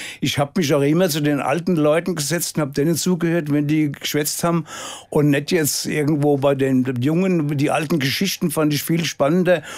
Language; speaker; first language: German; native; German